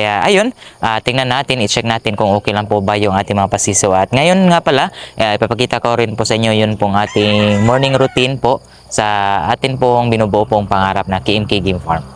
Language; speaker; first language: Filipino; non-native, local second language; Cebuano